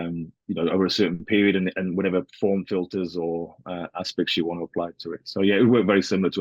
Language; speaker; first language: English; native; English